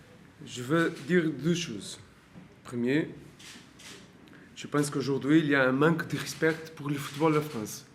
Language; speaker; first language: French; non-native, learner; Portuguese